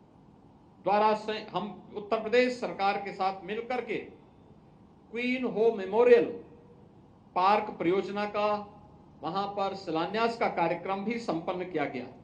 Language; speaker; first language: Hindi; native; Hindi